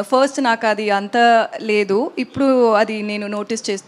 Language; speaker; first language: Telugu; non-native, learner; Tamil